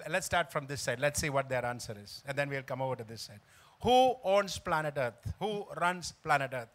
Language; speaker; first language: English; non-native, local second language; Tamil